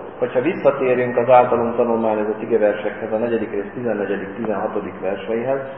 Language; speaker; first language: Hungarian; native; Hungarian